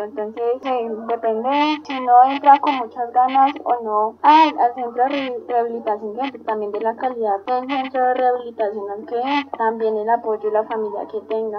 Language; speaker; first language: Spanish; native; Spanish